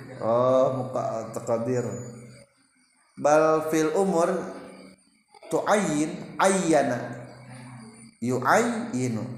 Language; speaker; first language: Arabic; non-native, fluent; Indonesian